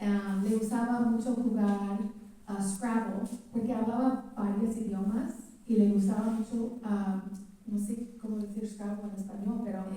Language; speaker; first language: Spanish; early bilingual, heritage; English